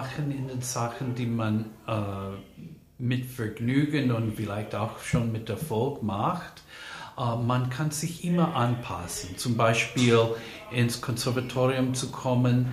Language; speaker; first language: German; non-native, fluent; English